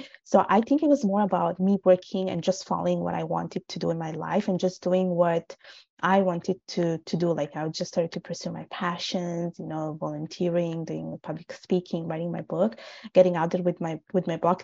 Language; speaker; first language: English; non-native, fluent; Italian